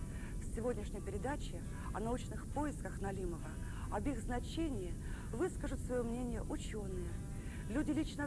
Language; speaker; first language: Russian; native; Russian